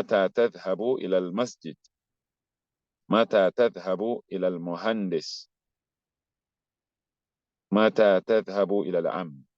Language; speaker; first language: Arabic; non-native, fluent; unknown